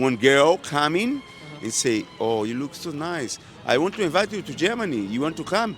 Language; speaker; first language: English; non-native, learner; Portuguese